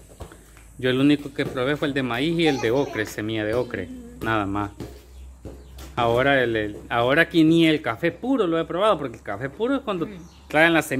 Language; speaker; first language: Spanish; native; Spanish